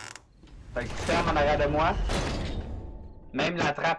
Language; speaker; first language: French; native; French